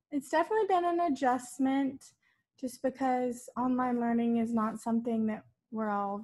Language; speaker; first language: English; native; English